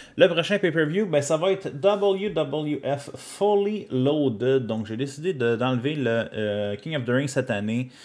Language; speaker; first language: French; native; French